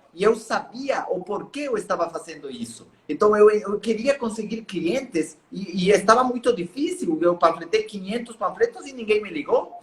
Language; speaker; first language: Portuguese; non-native, fluent; Spanish